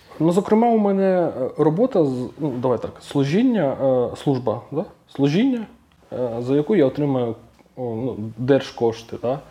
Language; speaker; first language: Ukrainian; non-native, local second language; Russian